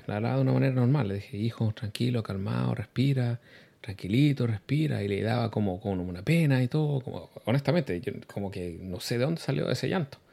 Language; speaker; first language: Spanish; early bilingual, heritage; Spanish